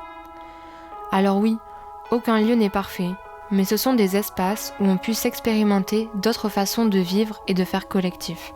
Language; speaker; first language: French; native; French